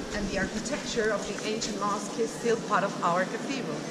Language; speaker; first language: English; non-native, fluent; Spanish